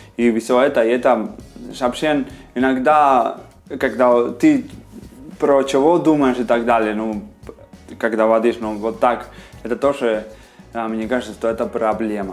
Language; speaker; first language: Russian; non-native, fluent; Spanish